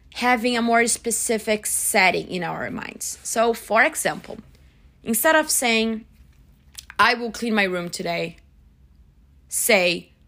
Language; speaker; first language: English; non-native, fluent; Portuguese